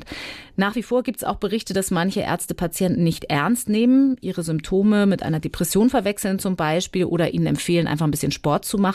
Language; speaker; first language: German; native; German